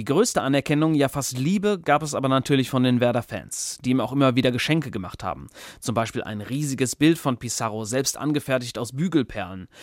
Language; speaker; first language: German; native; German